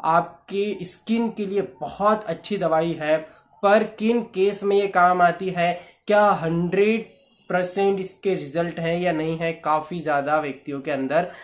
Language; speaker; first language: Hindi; native; Hindi